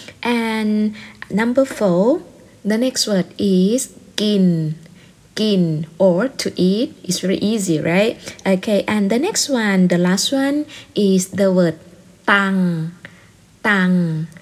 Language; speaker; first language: English; non-native, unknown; Thai